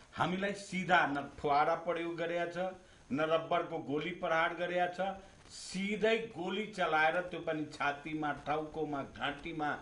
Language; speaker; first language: Nepali; non-native, local second language; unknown